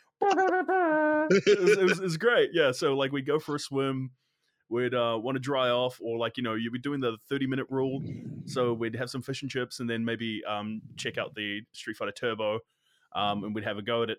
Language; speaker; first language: English; native; English